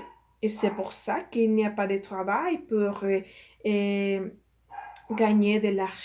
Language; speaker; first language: French; non-native, learner; Spanish